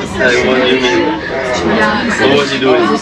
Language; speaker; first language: English; non-native, fluent; Italian